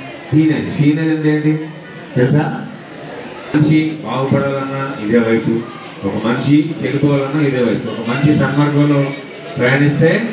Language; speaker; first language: Telugu; native; Telugu